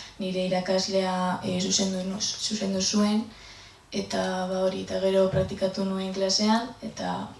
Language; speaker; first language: Basque; non-native, learner; English